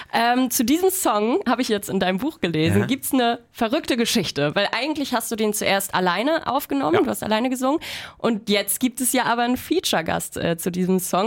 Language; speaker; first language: German; native; German